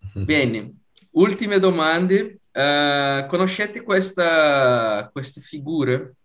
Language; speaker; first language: Italian; non-native, fluent; Portuguese